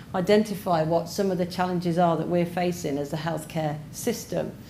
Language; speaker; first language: English; native; English